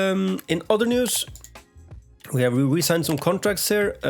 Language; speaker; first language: English; non-native, fluent; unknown